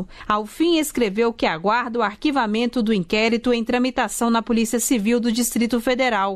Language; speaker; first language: Portuguese; native; Portuguese